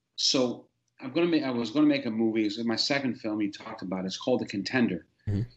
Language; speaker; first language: English; native; English